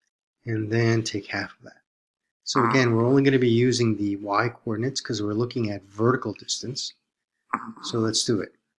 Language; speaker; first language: English; native; English